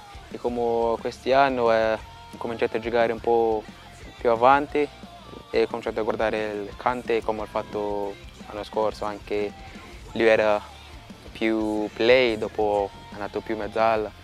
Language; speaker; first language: Italian; non-native, fluent; Portuguese